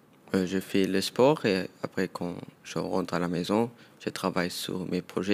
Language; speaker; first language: French; non-native, local second language; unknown